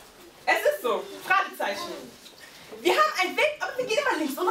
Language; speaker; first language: German; early bilingual, heritage; German